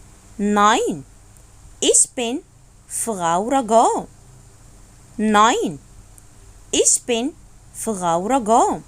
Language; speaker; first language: German; non-native, fluent; Arabic